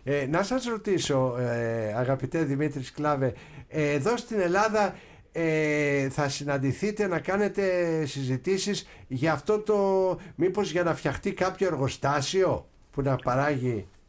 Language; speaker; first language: Greek; native; Greek